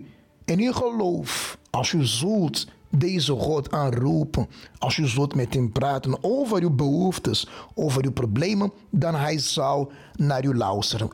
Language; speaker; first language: Dutch; non-native, fluent; Portuguese